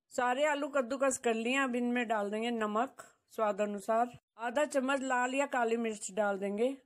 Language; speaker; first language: Hindi; native; Hindi